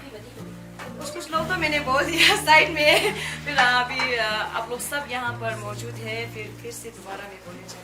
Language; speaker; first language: Hindi; non-native, local second language; Tibetan